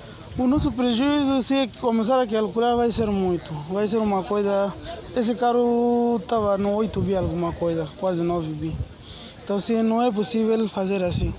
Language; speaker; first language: Portuguese; non-native, local second language; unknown